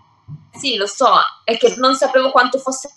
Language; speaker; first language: Italian; native; Italian